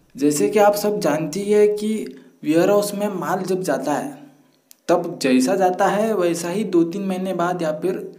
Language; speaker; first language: Hindi; non-native, local second language; Marathi